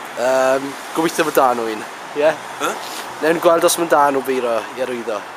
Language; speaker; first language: Welsh; native; Welsh